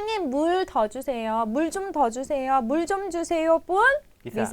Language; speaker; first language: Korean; non-native, fluent; Indonesian